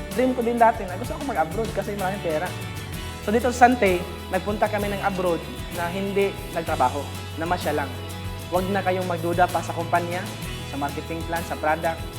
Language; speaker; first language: Filipino; non-native, local second language; Cebuano